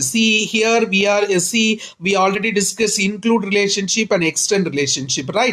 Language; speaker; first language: English; non-native, local second language; Tamil